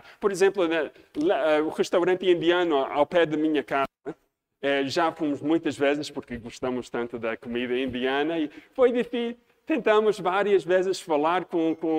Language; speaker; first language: Portuguese; non-native, fluent; English